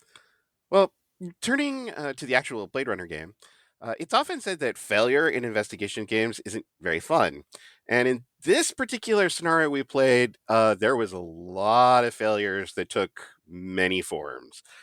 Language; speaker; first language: English; native; English